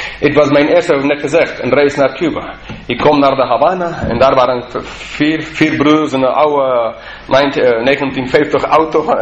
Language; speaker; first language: Dutch; non-native, fluent; English